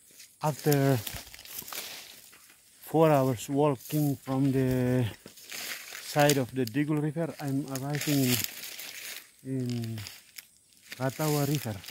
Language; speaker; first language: English; non-native, learner; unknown